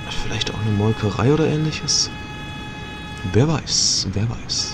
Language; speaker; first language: German; native; German